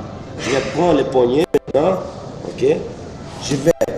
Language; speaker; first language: French; non-native, learner; Portuguese